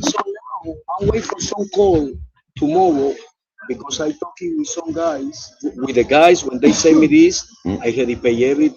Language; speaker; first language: English; non-native, learner; Spanish